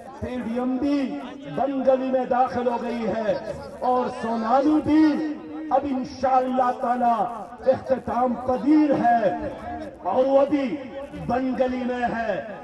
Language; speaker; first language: Urdu; non-native, local second language; Pashto